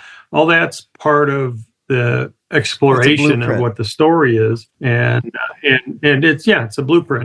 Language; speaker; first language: English; native; English